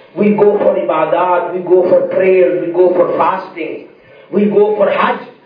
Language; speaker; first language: English; non-native, local second language; Urdu